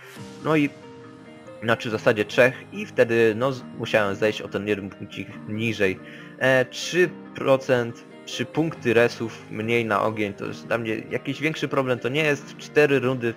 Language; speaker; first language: Polish; native; Polish